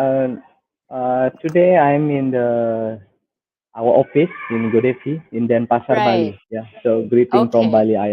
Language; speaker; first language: English; non-native, fluent; Indonesian